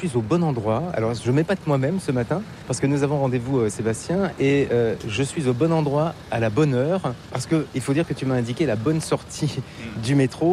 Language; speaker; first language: French; native; French